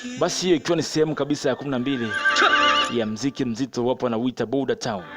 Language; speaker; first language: Swahili; native; Swahili